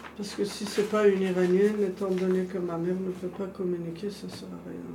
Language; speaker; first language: French; non-native, fluent; Persian